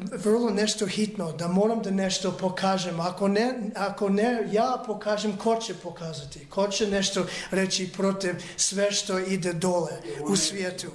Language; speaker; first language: Serbian; early bilingual, other home language; English